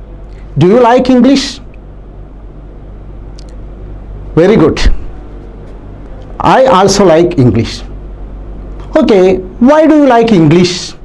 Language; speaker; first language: English; non-native, local second language; Malayalam